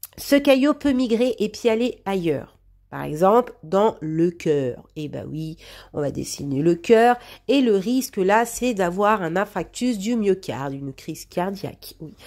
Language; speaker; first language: French; native; French